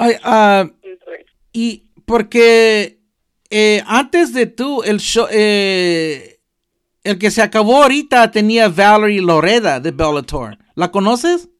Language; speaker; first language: Spanish; early bilingual, heritage; Spanish